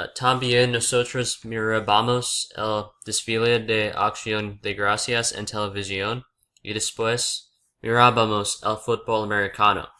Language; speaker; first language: Spanish; non-native, learner; English